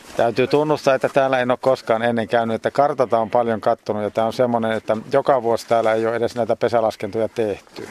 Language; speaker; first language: Finnish; native; Finnish